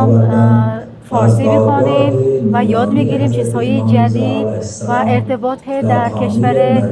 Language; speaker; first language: Persian; non-native, learner; Uzbek